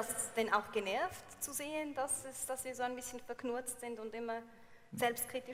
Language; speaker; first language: German; native; German